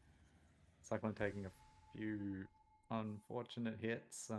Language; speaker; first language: English; native; English